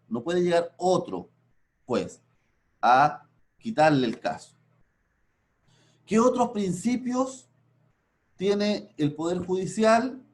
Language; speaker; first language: Spanish; native; Spanish